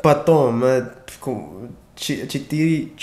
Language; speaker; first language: Russian; non-native, learner; English